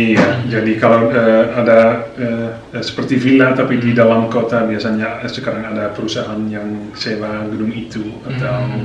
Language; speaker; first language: Indonesian; non-native, fluent; Dutch